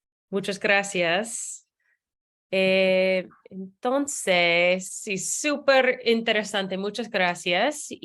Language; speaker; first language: Spanish; non-native, fluent; English